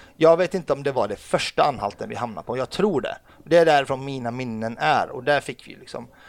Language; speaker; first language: Swedish; early bilingual, other home language; Arabic